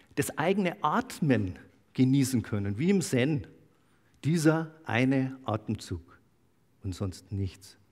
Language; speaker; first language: German; native; German